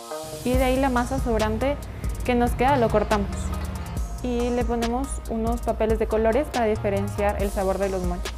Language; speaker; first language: Spanish; native; Spanish